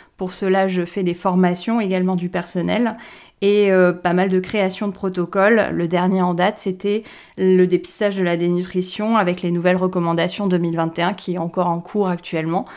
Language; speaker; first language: French; native; French